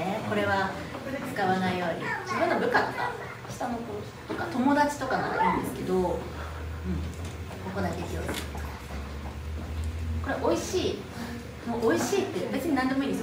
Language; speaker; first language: Japanese; native; Japanese